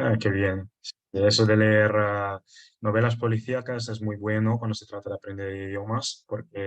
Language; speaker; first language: Spanish; non-native, fluent; Italian